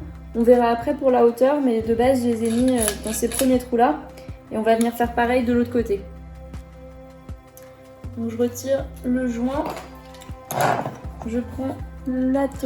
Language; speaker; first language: French; native; French